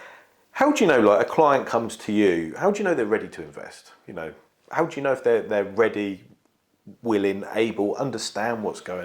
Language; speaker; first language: English; native; English